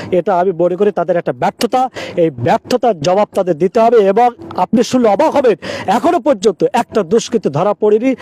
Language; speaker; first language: Bangla; native; Bangla